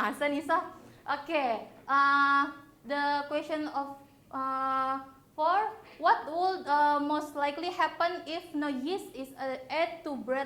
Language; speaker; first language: English; non-native, learner; Indonesian